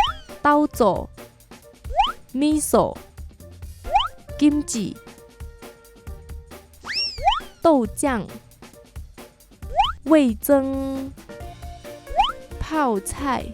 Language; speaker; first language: Chinese; non-native, learner; Indonesian